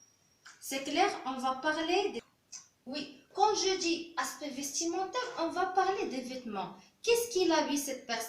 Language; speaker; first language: French; non-native, local second language; Arabic